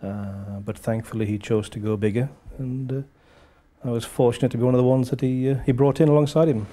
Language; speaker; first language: English; native; English